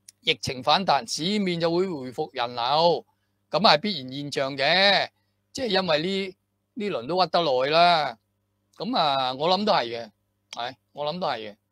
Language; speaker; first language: Chinese; non-native, local second language; Cantonese